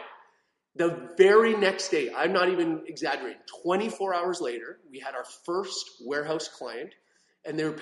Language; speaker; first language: English; native; English